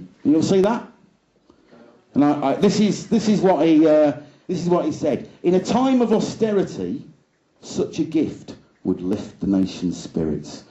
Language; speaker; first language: English; native; English